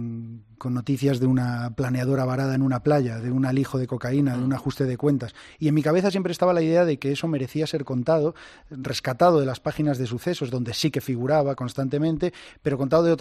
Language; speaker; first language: Spanish; native; Spanish